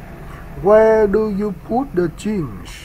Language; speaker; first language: English; non-native, learner; Vietnamese